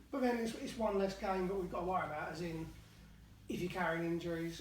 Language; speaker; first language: English; native; English